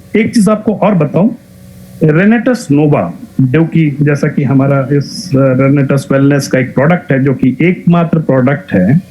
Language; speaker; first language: Hindi; non-native, local second language; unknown